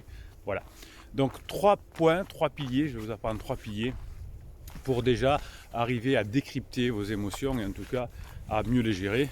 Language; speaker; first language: French; native; French